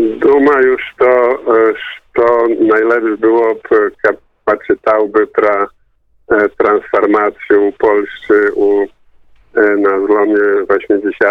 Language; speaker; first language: Polish; non-native, local second language; Belarusian